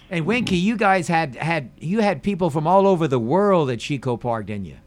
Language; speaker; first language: English; native; English